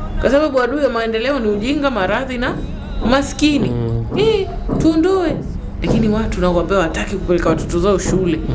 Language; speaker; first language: Swahili; native; Swahili